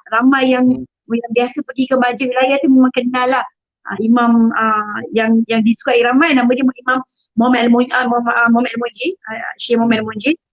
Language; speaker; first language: Malay; native; Malay